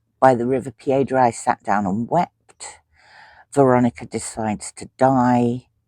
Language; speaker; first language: English; native; English